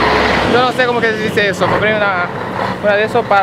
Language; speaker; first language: Spanish; non-native, learner; Portuguese